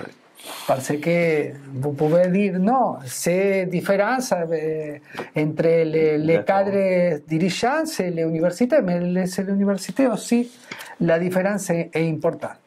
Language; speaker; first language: French; non-native, fluent; Spanish